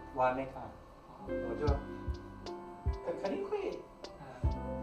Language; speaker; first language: Chinese; early bilingual, heritage; English